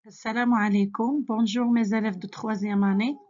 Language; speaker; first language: French; non-native, local second language; Arabic